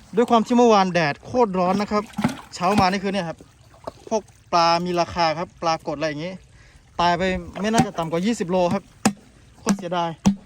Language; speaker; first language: Thai; native; Thai